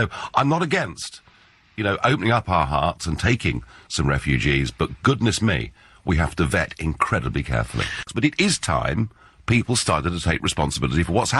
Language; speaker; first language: English; native; English